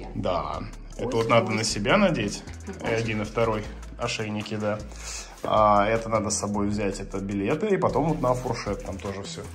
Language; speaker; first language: Russian; native; Russian